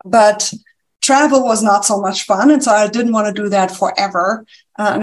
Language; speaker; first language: English; non-native, fluent; German